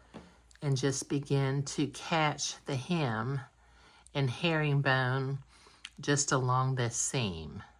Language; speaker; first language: English; native; English